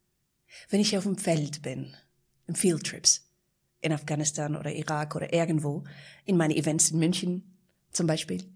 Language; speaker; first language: German; non-native, fluent; Persian